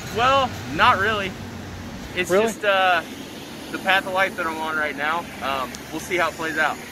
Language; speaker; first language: English; native; English